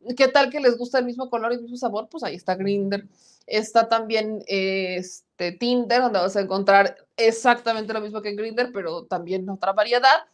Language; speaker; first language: Spanish; native; Spanish